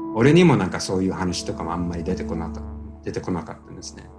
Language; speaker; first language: Japanese; non-native, fluent; English